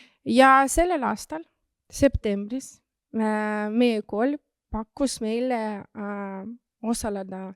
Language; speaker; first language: Estonian; non-native, local second language; Russian